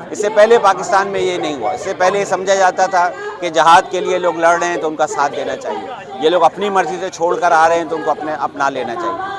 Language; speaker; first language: Urdu; native; Urdu